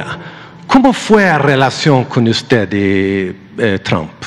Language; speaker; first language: Spanish; non-native, learner; Swedish